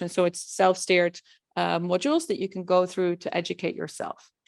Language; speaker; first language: English; non-native, fluent; Dutch